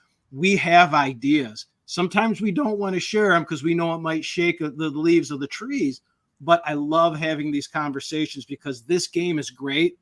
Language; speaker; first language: English; native; English